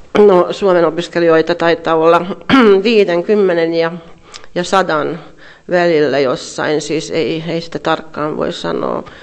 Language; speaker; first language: Finnish; non-native, fluent; Hungarian